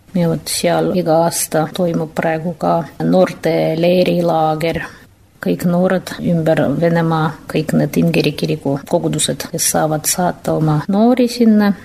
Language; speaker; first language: Estonian; non-native, fluent; Russian